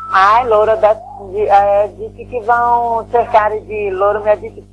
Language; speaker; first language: Italian; non-native, learner; Portuguese